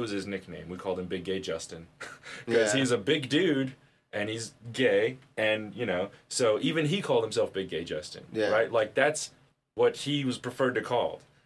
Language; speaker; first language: English; native; English